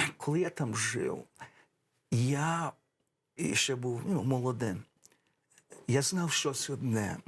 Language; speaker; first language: Ukrainian; early bilingual, heritage; English